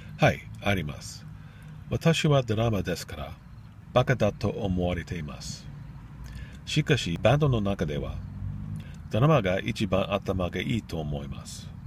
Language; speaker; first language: Japanese; non-native, learner; English